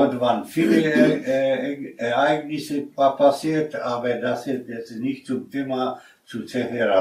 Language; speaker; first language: German; non-native, fluent; Polish